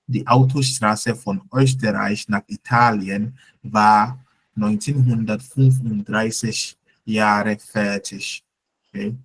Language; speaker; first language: German; non-native, learner; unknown